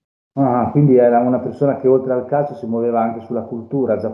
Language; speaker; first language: Italian; native; Italian